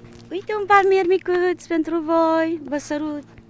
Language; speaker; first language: Romanian; early bilingual, other home language; Hungarian